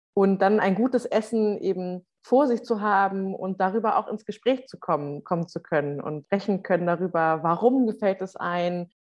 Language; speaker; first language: German; native; German